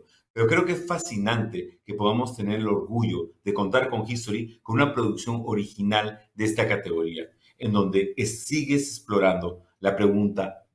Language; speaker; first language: Spanish; native; Spanish